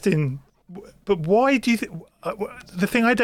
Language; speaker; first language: English; native; English